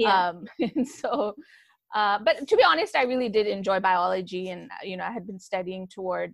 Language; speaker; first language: English; non-native, local second language; Urdu